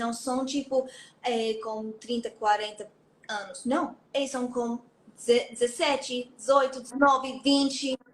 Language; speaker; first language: Portuguese; non-native, fluent; Hebrew